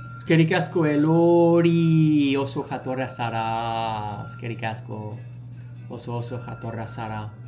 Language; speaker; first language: Basque; non-native, learner; English